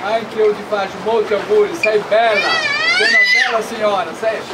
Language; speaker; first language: Italian; non-native, learner; Portuguese